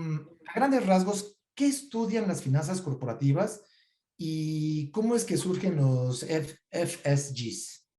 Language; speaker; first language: Spanish; native; Spanish